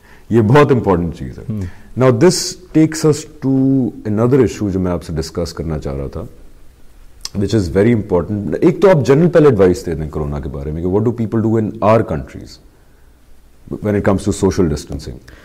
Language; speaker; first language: Urdu; native; Urdu